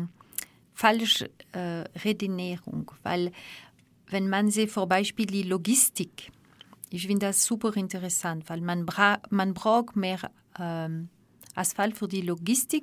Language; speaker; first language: German; non-native, fluent; French